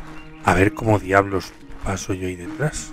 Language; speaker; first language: Spanish; native; Spanish